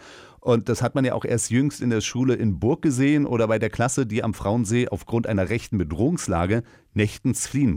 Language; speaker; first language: German; native; German